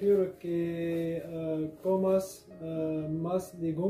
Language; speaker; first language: Spanish; non-native, learner; Arabic